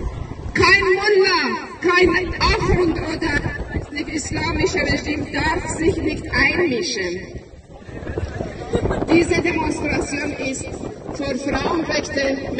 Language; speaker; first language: German; non-native, learner; Persian